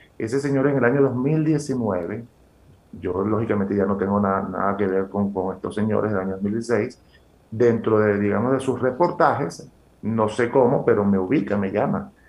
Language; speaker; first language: Spanish; native; Spanish